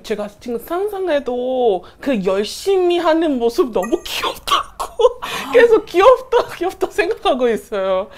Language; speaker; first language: Korean; non-native, learner; English